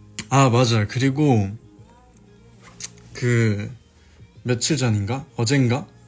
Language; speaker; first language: Korean; native; Korean